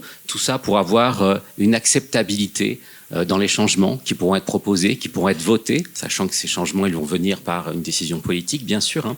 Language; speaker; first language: French; native; French